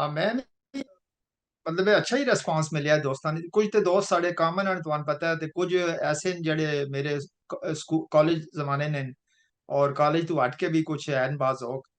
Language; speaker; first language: Urdu; non-native, local second language; Pahari-Potwari